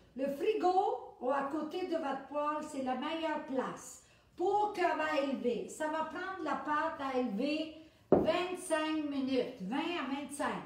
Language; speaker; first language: French; native; French